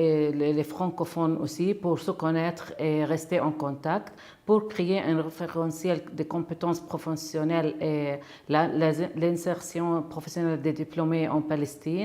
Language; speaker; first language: French; non-native, fluent; Arabic